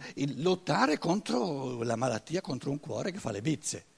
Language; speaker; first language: Italian; non-native, fluent; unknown